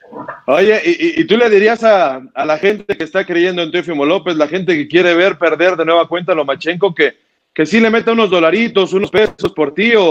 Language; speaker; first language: Spanish; native; Spanish